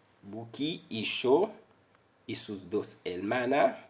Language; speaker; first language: Spanish; non-native, fluent; Haitian Creole